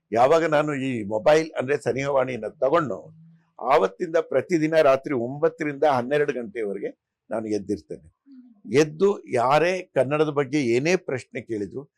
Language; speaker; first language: Kannada; non-native, local second language; Telugu